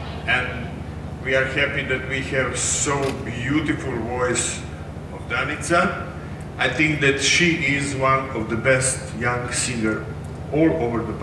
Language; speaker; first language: English; non-native, learner; Serbian